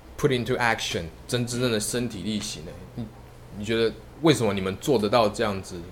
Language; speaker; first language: Chinese; native; Chinese